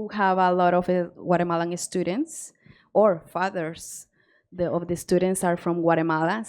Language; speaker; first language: English; non-native, learner; Spanish